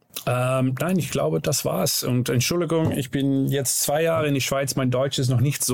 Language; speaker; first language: German; non-native, learner; Dutch